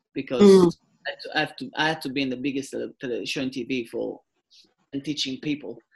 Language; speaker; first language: English; non-native, fluent; Italian